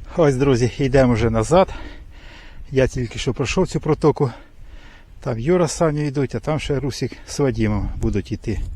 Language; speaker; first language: Ukrainian; native; Ukrainian